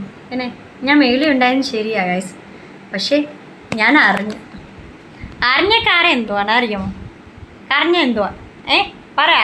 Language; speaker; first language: Malayalam; non-native, fluent; Hindi